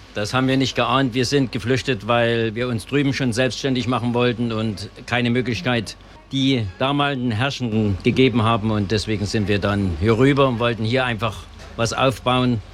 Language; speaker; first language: German; native; German